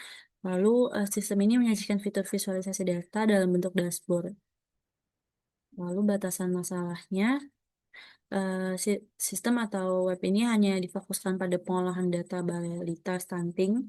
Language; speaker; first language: Indonesian; native; Indonesian